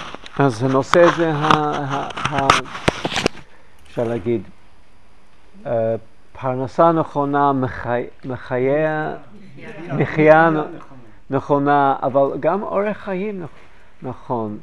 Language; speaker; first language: Hebrew; non-native, fluent; English